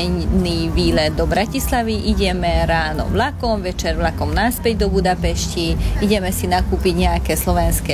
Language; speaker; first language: Slovak; non-native, local second language; Hungarian